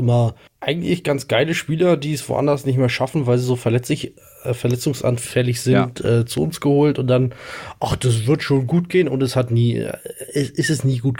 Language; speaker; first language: German; native; German